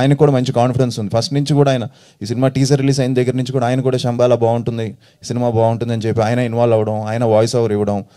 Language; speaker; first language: Telugu; native; Telugu